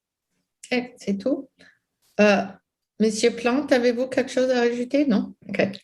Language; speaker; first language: French; non-native, local second language; English